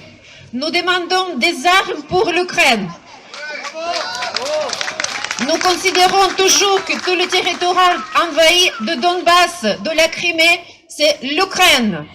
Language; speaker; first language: French; non-native, fluent; Russian